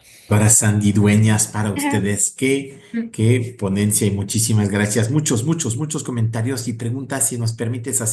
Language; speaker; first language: Spanish; native; Spanish